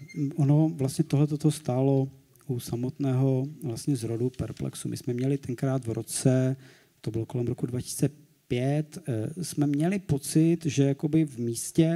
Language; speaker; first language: Czech; native; Czech